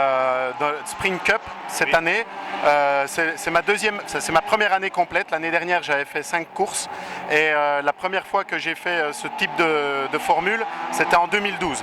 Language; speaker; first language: French; native; French